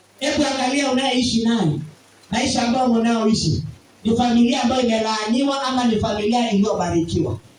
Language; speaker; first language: Swahili; non-native, local second language; Kamba